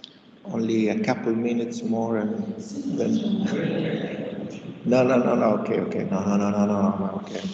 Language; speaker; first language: English; non-native, fluent; Italian